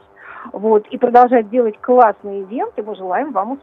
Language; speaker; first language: Russian; native; Russian